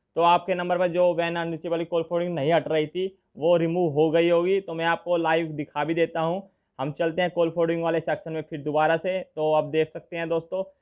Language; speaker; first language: Hindi; native; Hindi